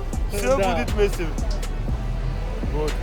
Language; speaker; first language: Russian; non-native, fluent; Georgian